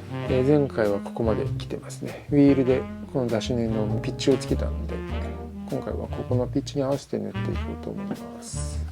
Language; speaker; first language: Japanese; native; Japanese